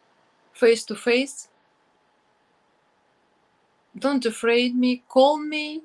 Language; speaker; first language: English; non-native, learner; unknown